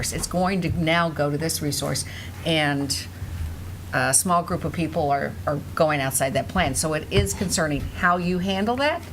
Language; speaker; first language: English; native; English